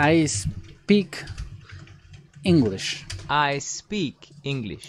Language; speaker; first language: English; non-native, learner; Spanish